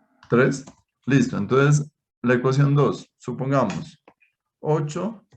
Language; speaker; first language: Spanish; native; Spanish